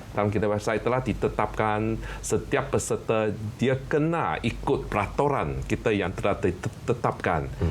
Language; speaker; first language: Malay; non-native, local second language; Chinese